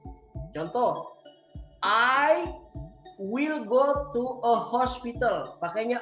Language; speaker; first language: English; non-native, learner; Indonesian